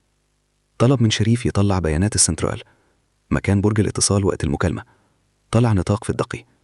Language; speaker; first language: Arabic; native; Arabic